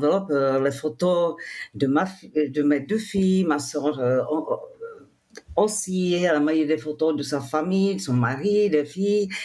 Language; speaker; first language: French; non-native, fluent; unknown